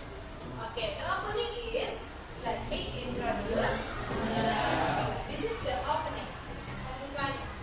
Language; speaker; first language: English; non-native, fluent; Indonesian